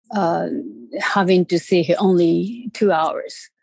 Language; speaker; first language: English; non-native, fluent; Japanese